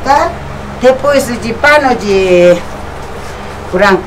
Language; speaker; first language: Portuguese; non-native, local second language; Korean